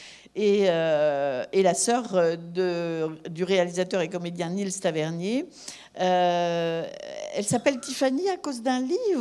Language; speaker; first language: French; native; French